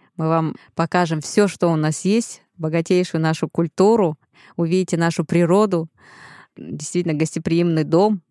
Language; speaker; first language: Russian; non-native, local second language; Kazakh